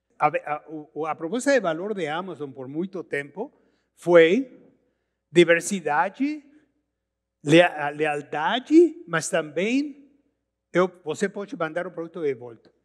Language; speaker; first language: Portuguese; non-native, learner; Spanish